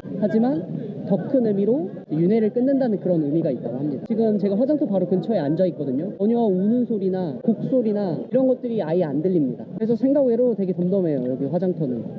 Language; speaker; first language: Korean; native; Korean